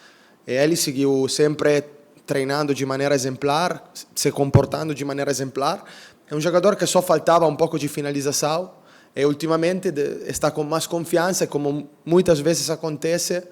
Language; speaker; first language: Portuguese; non-native, fluent; Italian